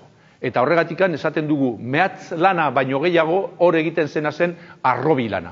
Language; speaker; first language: Basque; native; Basque